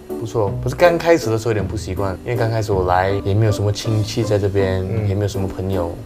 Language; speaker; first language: Chinese; native; Chinese